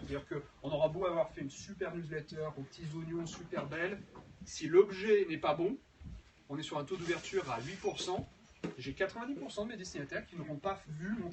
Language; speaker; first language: French; native; French